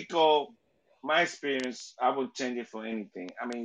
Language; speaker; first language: English; non-native, fluent; Spanish